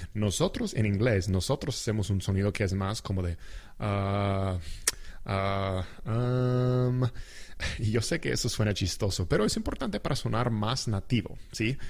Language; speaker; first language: Spanish; non-native, fluent; English